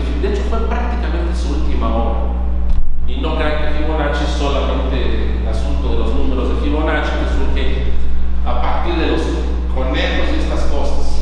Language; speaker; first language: Spanish; native; Spanish